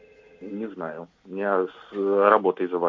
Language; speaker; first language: Russian; native; Russian